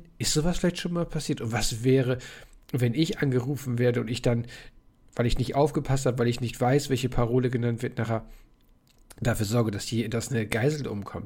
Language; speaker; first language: German; native; German